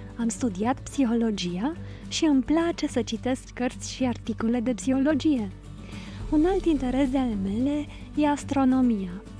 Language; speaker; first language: Romanian; native; Romanian